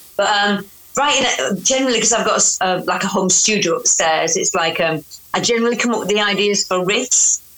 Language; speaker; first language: English; native; English